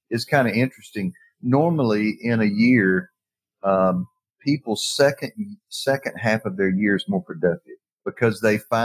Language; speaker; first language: English; native; English